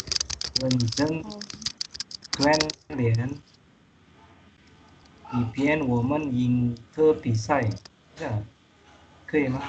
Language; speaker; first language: Chinese; non-native, learner; Indonesian